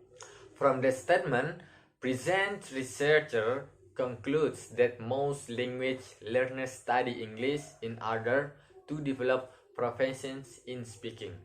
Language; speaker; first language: English; non-native, learner; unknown